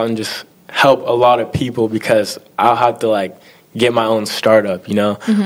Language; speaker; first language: English; native; English